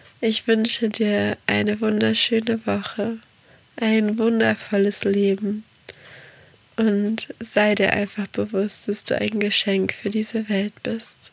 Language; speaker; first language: German; early bilingual, other home language; Portuguese